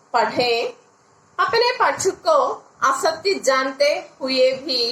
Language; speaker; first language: Hindi; non-native, local second language; Malayalam